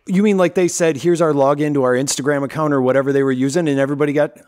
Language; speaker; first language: English; native; English